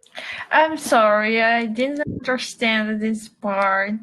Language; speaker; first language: English; non-native, learner; Portuguese